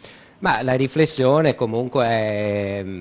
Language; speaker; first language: Italian; native; Italian